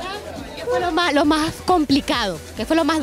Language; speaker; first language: Spanish; native; Spanish